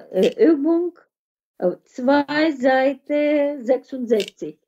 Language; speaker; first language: German; non-native, fluent; Russian